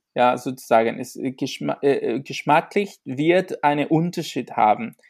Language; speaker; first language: German; non-native, fluent; Spanish